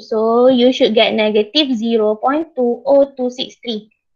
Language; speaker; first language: English; non-native, local second language; Malay